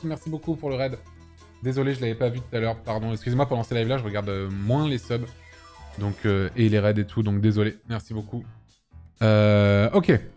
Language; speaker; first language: French; native; French